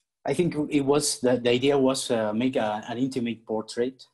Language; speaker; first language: English; non-native, learner; Spanish